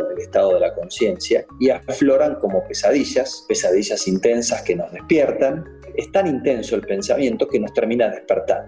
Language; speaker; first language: Spanish; native; Spanish